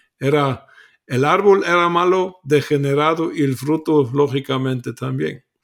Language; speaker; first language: Spanish; non-native, fluent; German